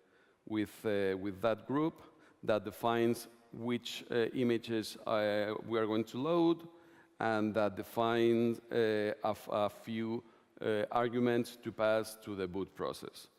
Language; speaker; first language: English; non-native, fluent; Spanish